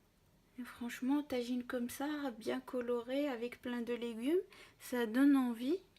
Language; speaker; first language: French; non-native, local second language; Arabic